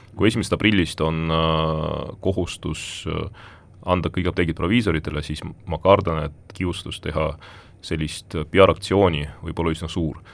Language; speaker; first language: Estonian; non-native, local second language; Russian